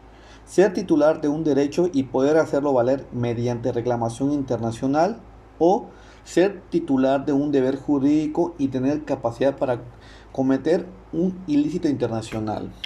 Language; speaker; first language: Spanish; native; Spanish